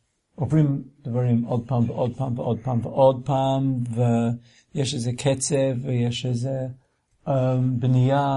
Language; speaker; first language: Hebrew; non-native, fluent; English